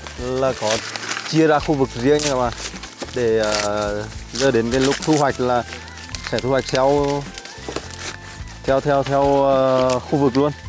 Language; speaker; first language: Vietnamese; native; Vietnamese